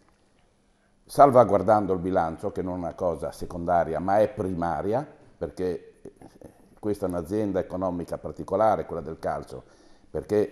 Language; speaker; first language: Italian; native; Italian